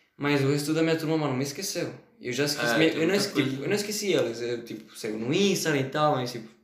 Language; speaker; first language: Portuguese; non-native, fluent; Spanish